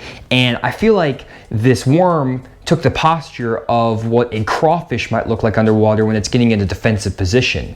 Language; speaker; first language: English; native; English